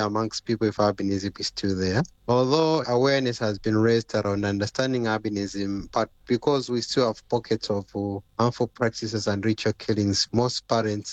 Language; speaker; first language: English; non-native, local second language; Nyanja